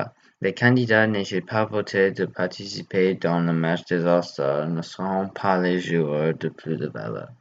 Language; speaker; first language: French; non-native, learner; English